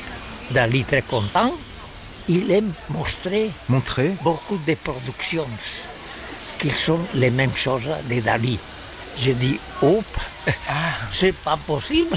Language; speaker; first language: French; non-native, learner; Catalan